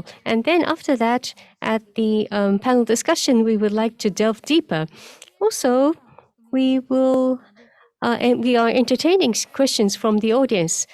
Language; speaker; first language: English; non-native, fluent; Japanese